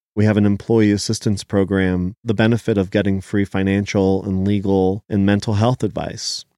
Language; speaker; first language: English; early bilingual, other home language; Hebrew